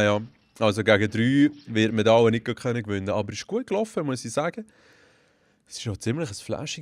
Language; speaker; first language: German; native; German